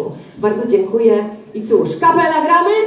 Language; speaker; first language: Polish; native; Polish